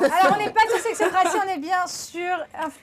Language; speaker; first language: French; native; French